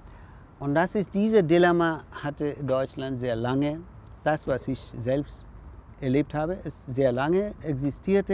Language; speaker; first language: German; non-native, fluent; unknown